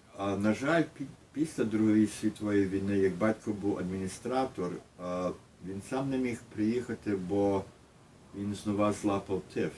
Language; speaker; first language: Ukrainian; early bilingual, heritage; Ukrainian